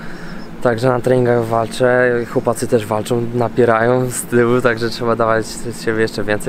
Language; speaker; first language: Polish; native; Polish